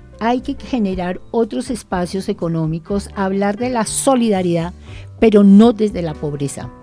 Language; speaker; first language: Spanish; native; Spanish